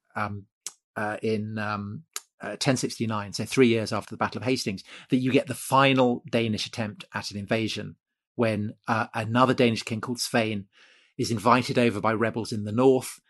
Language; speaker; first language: English; native; English